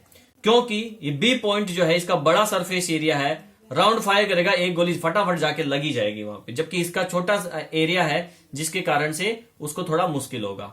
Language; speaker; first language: Hindi; native; Hindi